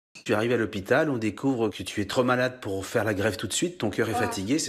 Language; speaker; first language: French; native; French